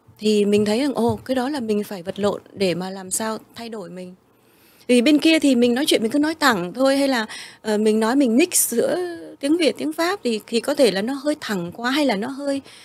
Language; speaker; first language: Vietnamese; early bilingual, heritage; Vietnamese